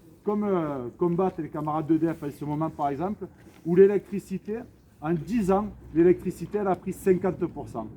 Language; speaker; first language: French; native; French